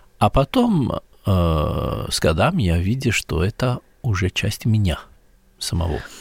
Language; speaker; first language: Russian; non-native, fluent; Italian